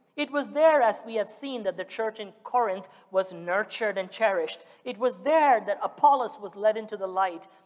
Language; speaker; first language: English; early bilingual, other home language; Malayalam